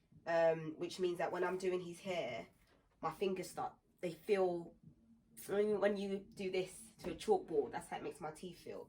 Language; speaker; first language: English; native; English